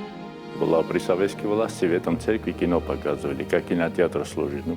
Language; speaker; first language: Russian; non-native, local second language; Armenian